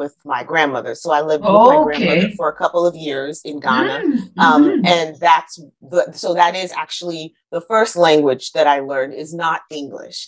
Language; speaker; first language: English; early bilingual, other home language; Akan